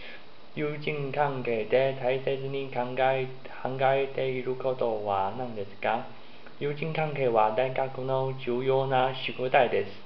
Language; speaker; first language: Japanese; non-native, learner; Chinese